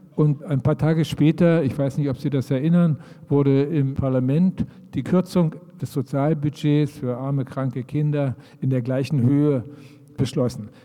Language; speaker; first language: German; native; German